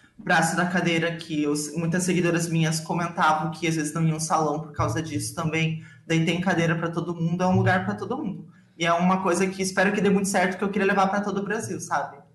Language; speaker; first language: Portuguese; native; Portuguese